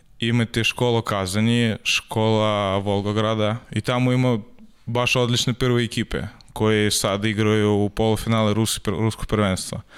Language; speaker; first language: Serbian; non-native, learner; Russian